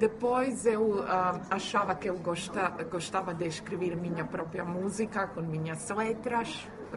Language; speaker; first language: Portuguese; non-native, learner; Croatian